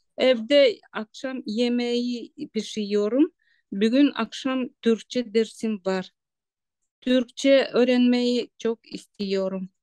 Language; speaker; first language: Turkish; non-native, learner; Yakut